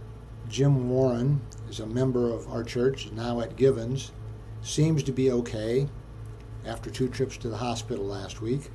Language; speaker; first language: English; native; English